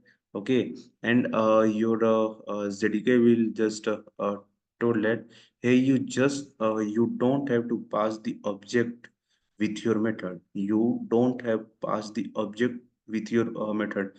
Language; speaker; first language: English; non-native, local second language; Hindi